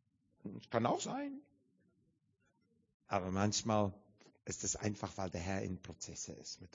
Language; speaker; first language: German; non-native, learner; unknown